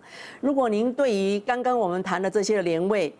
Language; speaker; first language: Chinese; native; Chinese